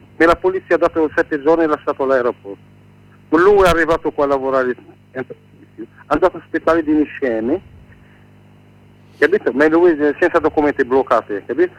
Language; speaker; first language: Italian; non-native, learner; Arabic